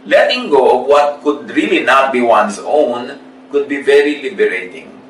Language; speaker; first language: English; non-native, local second language; Filipino